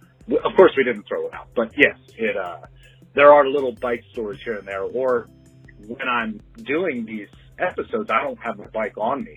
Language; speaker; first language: English; native; English